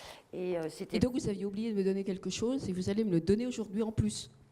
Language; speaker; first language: French; native; French